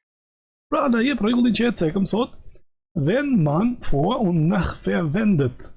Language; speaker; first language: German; non-native, fluent; Albanian